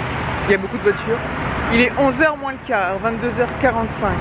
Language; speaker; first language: French; native; French